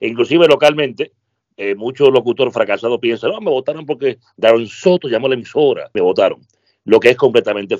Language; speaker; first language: Spanish; native; Spanish